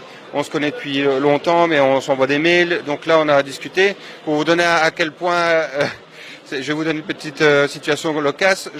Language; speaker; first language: French; native; French